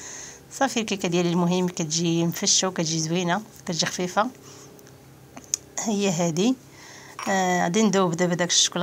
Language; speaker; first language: Arabic; native; Arabic